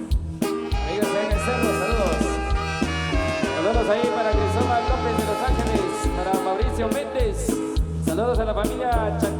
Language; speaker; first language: Spanish; native; Spanish